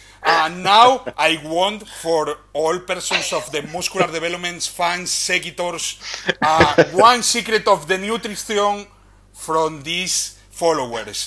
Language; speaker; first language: English; non-native, learner; Spanish